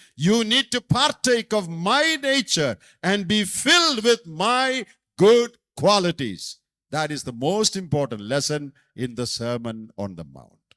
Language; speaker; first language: English; non-native, local second language; Malayalam